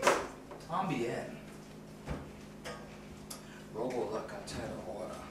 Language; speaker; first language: Spanish; non-native, learner; English